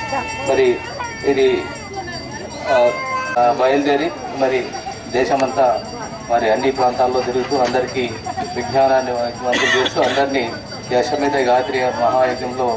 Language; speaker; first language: Telugu; native; Telugu